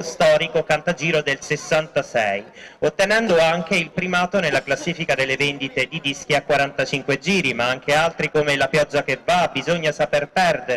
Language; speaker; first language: Italian; native; Italian